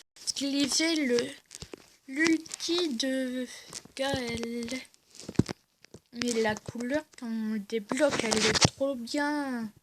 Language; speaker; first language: French; native; French